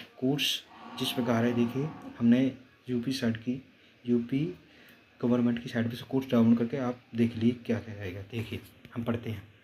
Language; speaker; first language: Hindi; native; Hindi